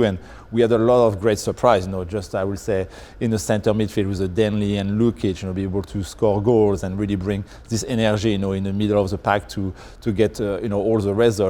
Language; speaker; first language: English; non-native, fluent; French